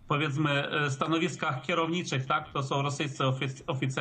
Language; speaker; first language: Polish; early bilingual, heritage; Polish